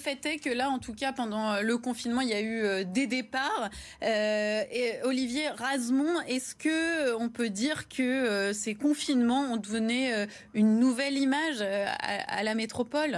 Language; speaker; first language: French; native; French